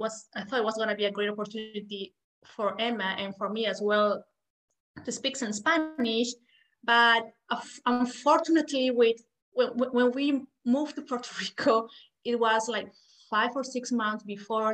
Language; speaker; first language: English; non-native, fluent; Spanish